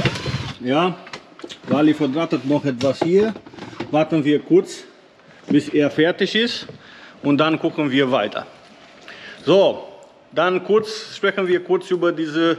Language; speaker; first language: German; non-native, learner; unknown